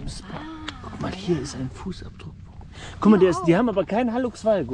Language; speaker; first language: German; native; German